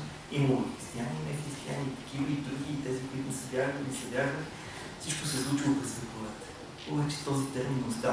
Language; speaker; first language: Bulgarian; native; Bulgarian